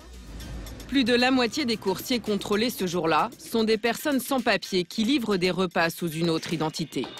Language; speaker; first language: French; native; French